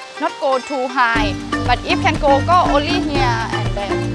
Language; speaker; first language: English; non-native, learner; Thai